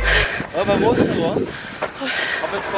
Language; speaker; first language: French; native; French